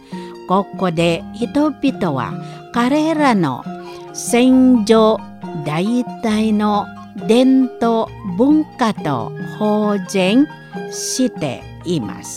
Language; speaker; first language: Japanese; non-native, fluent; Indonesian